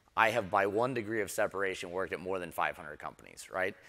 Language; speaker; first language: English; native; English